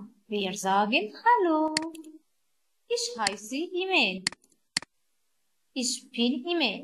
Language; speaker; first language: German; non-native, learner; Arabic